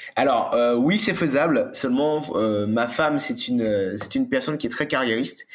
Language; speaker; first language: French; native; French